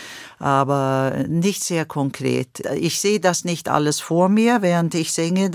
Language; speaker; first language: German; non-native, fluent; Swedish